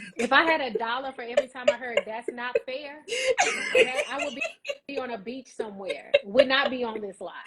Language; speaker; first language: English; native; English